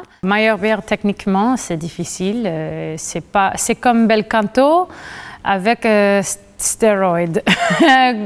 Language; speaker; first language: French; non-native, fluent; Spanish